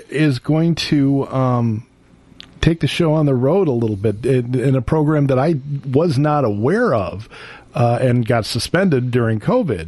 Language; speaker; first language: English; native; English